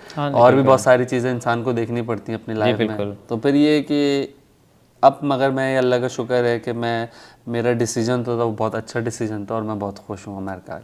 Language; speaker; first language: Urdu; native; Urdu